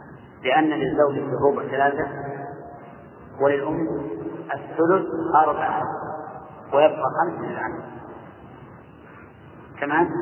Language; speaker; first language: Arabic; native; Arabic